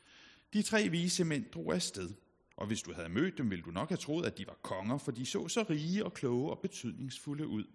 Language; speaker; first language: Danish; native; Danish